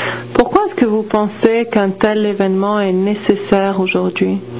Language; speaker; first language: French; native; French